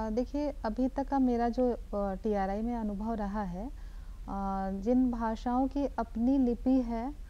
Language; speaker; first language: Hindi; native; Hindi